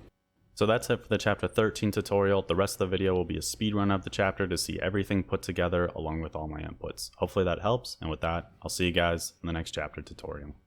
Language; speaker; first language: English; native; English